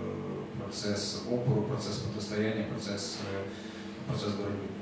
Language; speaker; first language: Ukrainian; native; Ukrainian